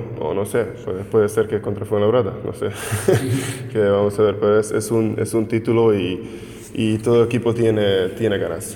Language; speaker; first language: Spanish; non-native, fluent; Hungarian